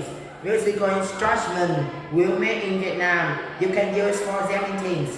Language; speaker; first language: English; non-native, learner; Vietnamese